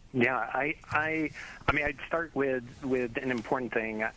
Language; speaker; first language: English; native; English